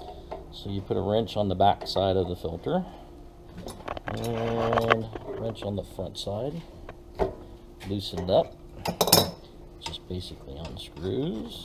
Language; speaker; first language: English; native; English